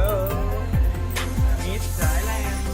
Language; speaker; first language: English; non-native, learner; Thai